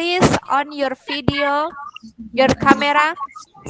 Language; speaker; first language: English; non-native, fluent; Indonesian